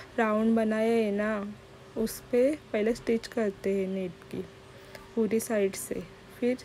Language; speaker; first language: Hindi; non-native, local second language; Marathi